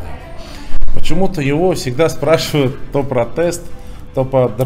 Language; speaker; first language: Russian; native; Russian